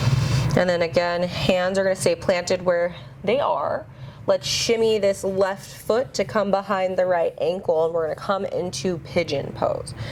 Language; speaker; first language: English; native; English